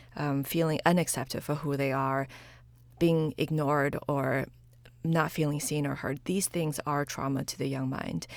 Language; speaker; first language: English; early bilingual, other home language; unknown